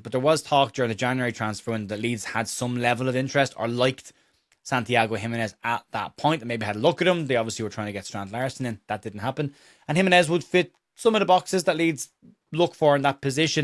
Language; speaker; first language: English; native; English